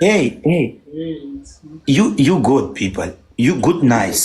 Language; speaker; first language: English; non-native, learner; Pashto